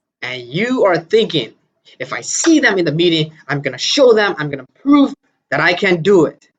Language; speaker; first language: English; non-native, fluent; Burmese